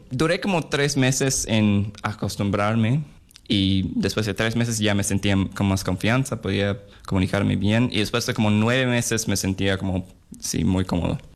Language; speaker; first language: Spanish; non-native, fluent; English